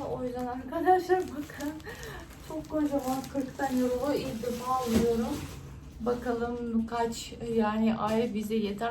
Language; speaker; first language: Turkish; non-native, fluent; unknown